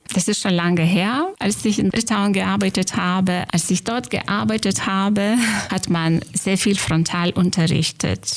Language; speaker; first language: German; non-native, fluent; Lithuanian